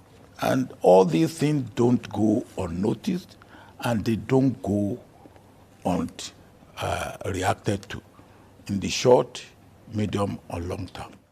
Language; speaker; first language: English; non-native, local second language; Yoruba